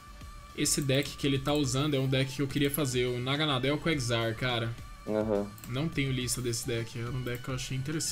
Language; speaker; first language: Portuguese; native; Portuguese